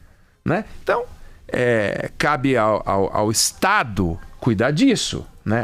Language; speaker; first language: Portuguese; native; Portuguese